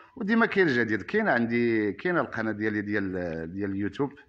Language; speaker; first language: Arabic; native; Arabic